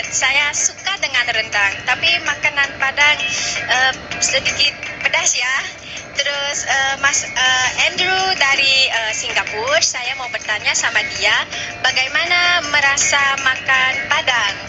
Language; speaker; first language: Indonesian; non-native, learner; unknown